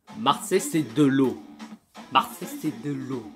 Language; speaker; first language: French; native; French